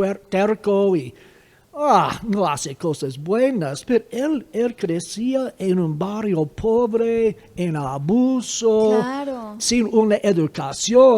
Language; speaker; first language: Spanish; non-native, fluent; English